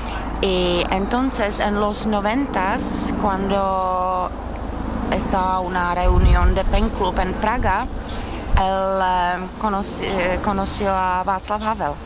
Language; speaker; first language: Spanish; non-native, learner; Czech